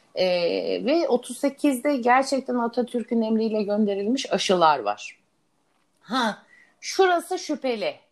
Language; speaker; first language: Turkish; native; Turkish